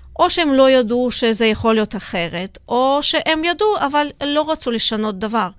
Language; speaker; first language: Hebrew; non-native, fluent; Russian